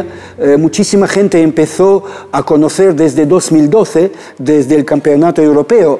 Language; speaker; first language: Spanish; non-native, fluent; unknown